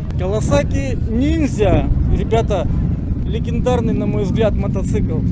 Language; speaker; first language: Russian; native; Russian